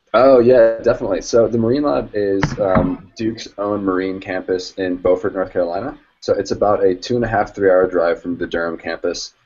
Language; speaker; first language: English; native; English